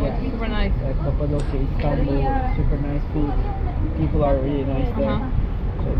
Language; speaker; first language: English; non-native, learner; Turkish